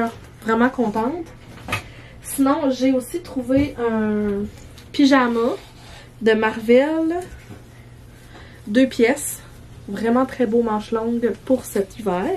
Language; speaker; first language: French; native; French